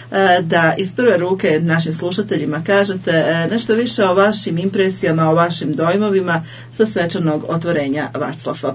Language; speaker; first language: Serbian; native; Serbian